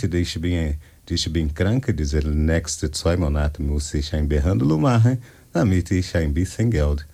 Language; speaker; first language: German; non-native, learner; Portuguese